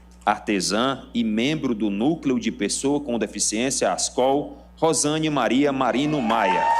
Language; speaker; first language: Portuguese; native; Portuguese